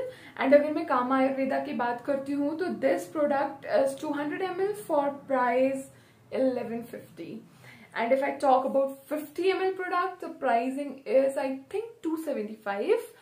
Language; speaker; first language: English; non-native, local second language; Hindi